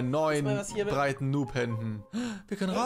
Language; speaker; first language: German; native; German